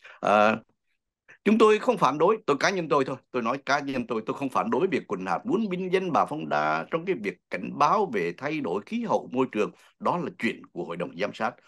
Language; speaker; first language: Vietnamese; native; Vietnamese